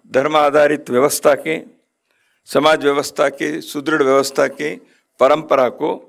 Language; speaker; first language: Hindi; non-native, local second language; Kannada